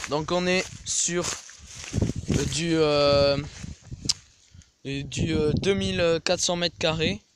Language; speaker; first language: French; native; French